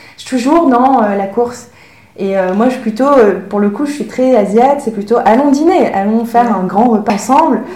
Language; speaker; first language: French; early bilingual, other home language; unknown